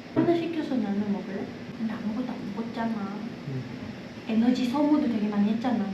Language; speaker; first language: Korean; non-native, fluent; Indonesian